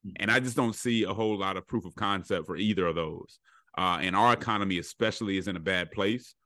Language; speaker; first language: English; native; English